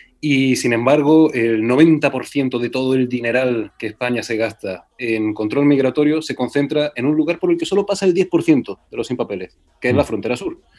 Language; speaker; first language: Spanish; native; Spanish